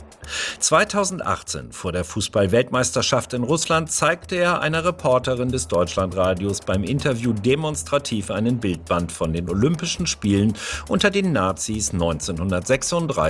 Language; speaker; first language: German; native; German